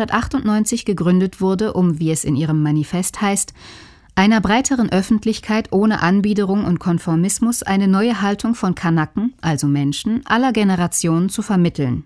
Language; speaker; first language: German; native; German